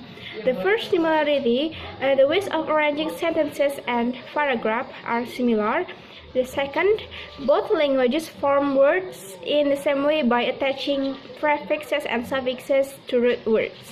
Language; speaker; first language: English; non-native, learner; Indonesian